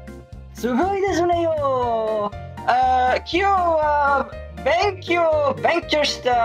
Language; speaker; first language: Japanese; non-native, learner; English